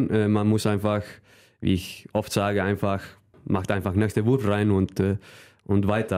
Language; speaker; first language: German; non-native, fluent; Icelandic